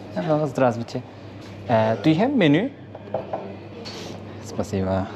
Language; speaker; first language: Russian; non-native, learner; Turkish